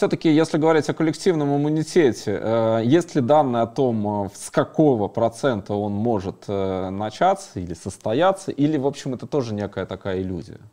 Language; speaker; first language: Russian; native; Russian